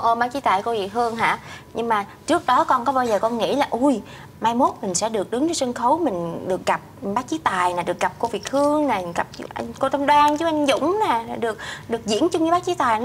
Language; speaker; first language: Vietnamese; native; Vietnamese